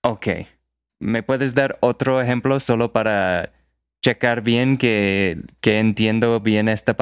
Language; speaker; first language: Spanish; non-native, fluent; English